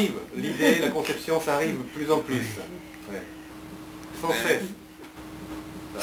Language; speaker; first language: French; non-native, fluent; Japanese